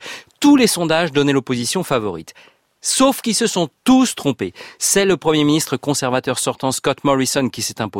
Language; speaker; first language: French; native; French